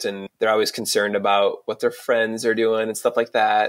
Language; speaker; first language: English; native; English